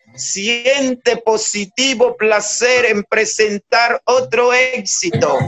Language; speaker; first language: Spanish; native; Spanish